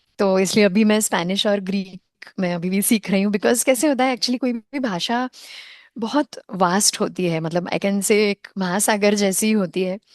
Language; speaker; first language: Hindi; non-native, local second language; Konkani